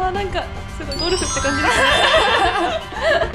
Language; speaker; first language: Japanese; native; Japanese